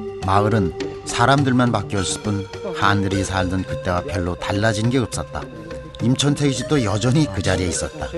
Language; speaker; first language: Korean; native; Korean